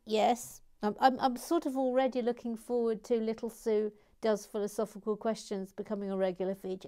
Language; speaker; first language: English; native; English